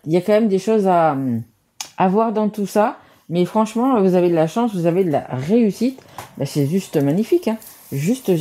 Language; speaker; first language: French; native; French